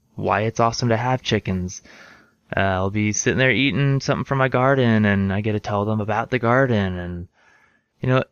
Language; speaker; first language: English; native; English